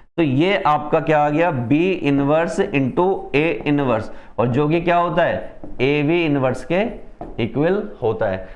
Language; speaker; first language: Hindi; native; Hindi